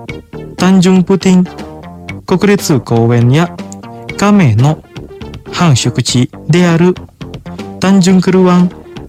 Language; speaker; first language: Japanese; non-native, fluent; Indonesian